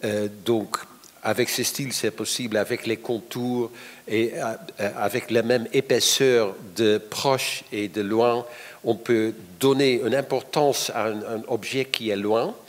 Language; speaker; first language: French; non-native, fluent; Dutch